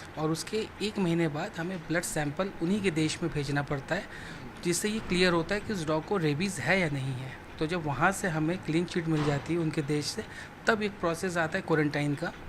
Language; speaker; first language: Hindi; native; Hindi